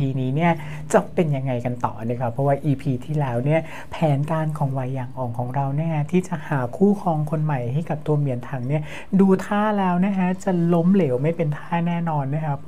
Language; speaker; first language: Thai; native; Thai